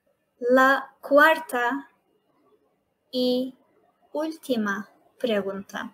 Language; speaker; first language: Spanish; non-native, fluent; Turkish